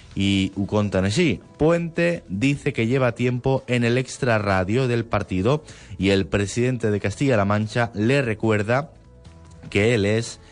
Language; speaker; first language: Spanish; non-native, local second language; Catalan